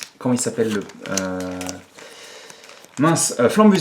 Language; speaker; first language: French; native; French